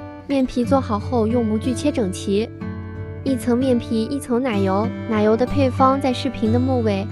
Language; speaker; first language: Chinese; native; Chinese